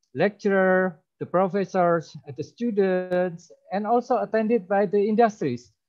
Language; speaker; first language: English; non-native, fluent; Indonesian